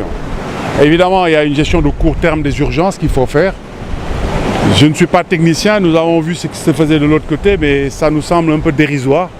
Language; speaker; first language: French; non-native, local second language; Wolof